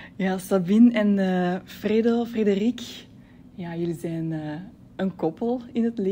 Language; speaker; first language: Dutch; native; Dutch